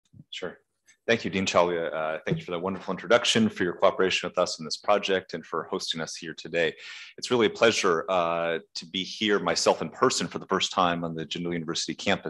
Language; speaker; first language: English; native; English